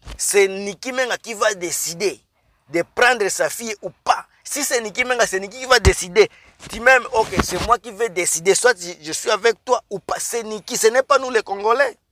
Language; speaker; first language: French; non-native, local second language; Lingala